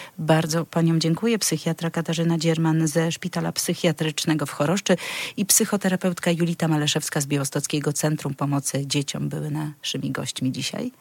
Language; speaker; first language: Polish; native; Polish